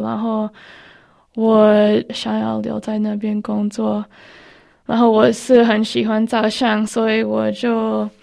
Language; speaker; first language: Chinese; early bilingual, heritage; Chinese